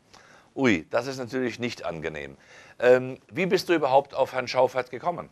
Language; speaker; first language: German; native; German